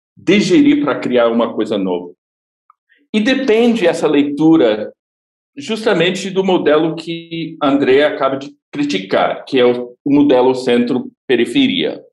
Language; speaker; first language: Portuguese; non-native, fluent; English